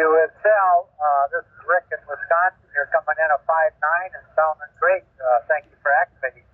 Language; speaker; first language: English; native; English